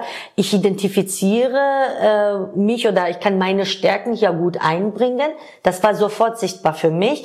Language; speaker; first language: German; non-native, fluent; Georgian